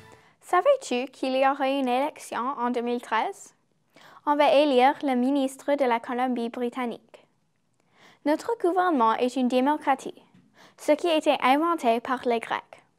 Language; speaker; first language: French; non-native, learner; English